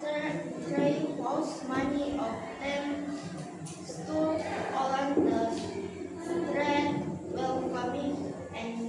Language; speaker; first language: English; non-native, learner; Indonesian